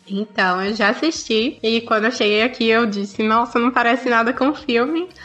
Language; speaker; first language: Portuguese; native; Portuguese